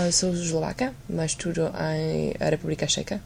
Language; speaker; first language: Portuguese; non-native, learner; Slovak